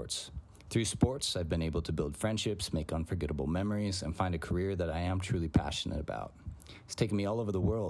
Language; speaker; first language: English; early bilingual, other home language; Greek